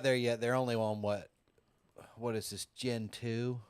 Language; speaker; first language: English; native; English